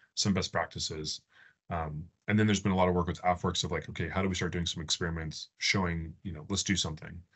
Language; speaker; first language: English; native; English